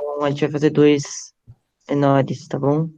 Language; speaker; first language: Portuguese; native; Portuguese